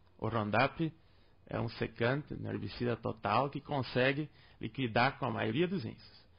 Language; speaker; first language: Portuguese; non-native, local second language; German